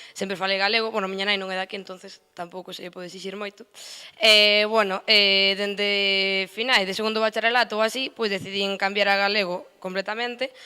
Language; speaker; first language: Galician; non-native, local second language; Spanish